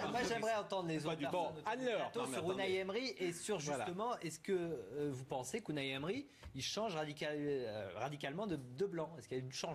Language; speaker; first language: French; native; French